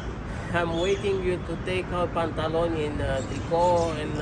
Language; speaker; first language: English; non-native, learner; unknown